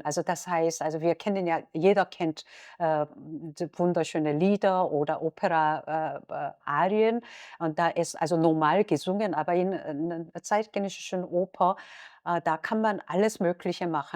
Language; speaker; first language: German; non-native, fluent; Korean